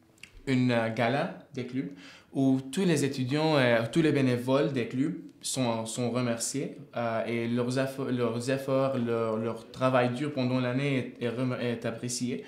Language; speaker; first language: French; non-native, fluent; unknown